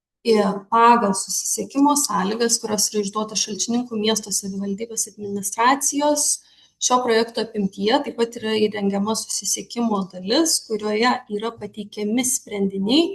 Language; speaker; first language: Lithuanian; native; Lithuanian